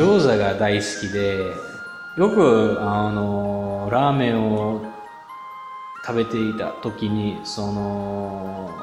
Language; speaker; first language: Japanese; non-native, fluent; Bulgarian